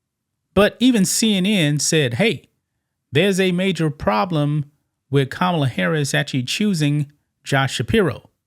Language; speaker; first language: English; native; English